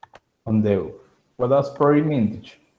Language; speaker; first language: English; non-native, learner; Spanish